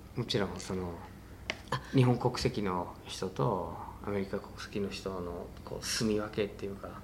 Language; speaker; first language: Japanese; non-native, fluent; English